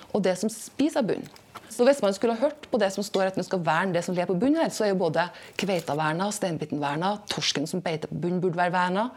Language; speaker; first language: Norwegian; native; Norwegian